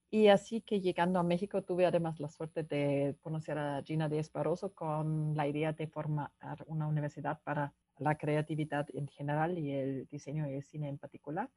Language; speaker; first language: Spanish; non-native, fluent; German